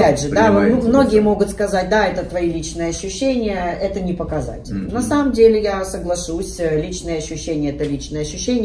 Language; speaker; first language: Russian; native; Russian